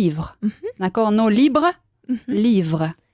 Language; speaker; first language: French; non-native, fluent; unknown